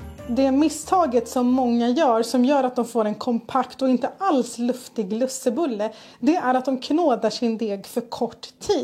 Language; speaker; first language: Swedish; native; Swedish